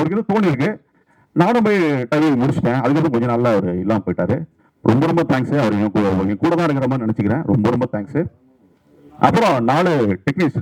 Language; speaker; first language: Tamil; native; Tamil